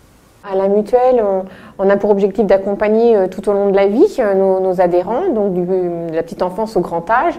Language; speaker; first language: French; native; French